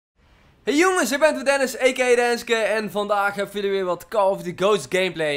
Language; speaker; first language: Dutch; native; Dutch